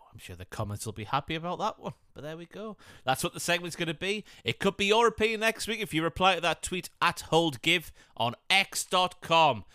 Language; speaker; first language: English; native; English